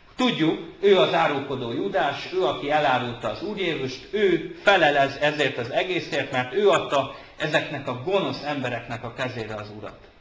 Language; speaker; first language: Hungarian; native; Hungarian